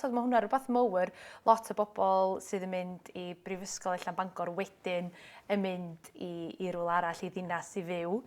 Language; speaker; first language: Welsh; native; Welsh